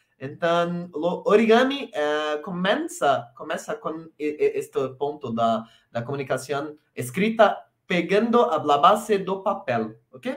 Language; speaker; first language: Spanish; non-native, local second language; Portuguese